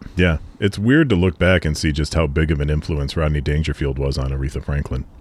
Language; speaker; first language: English; native; English